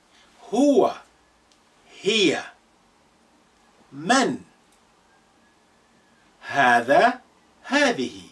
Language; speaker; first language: Arabic; non-native, fluent; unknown